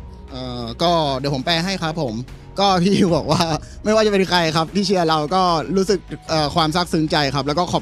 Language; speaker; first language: Thai; native; Thai